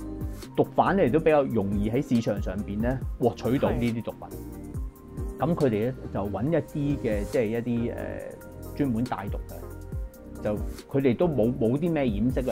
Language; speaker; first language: Cantonese; native; Cantonese